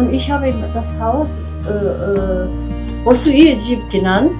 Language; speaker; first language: German; non-native, fluent; Korean